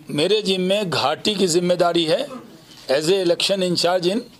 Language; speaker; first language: Hindi; native; Hindi